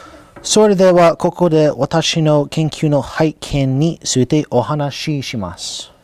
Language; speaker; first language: Japanese; non-native, learner; English